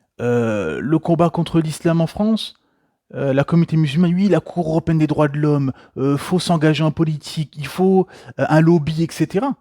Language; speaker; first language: French; native; French